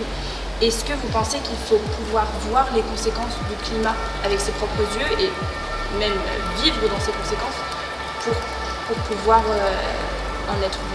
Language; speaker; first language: French; native; French